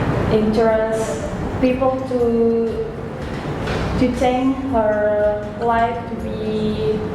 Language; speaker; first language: English; non-native, learner; Indonesian